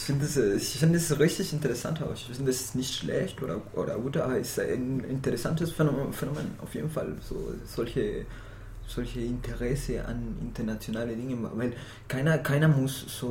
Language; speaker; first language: German; non-native, fluent; Spanish